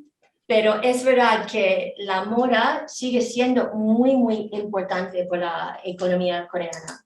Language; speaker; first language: Spanish; non-native, fluent; Korean